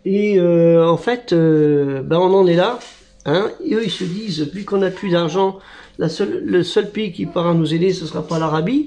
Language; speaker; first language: French; native; French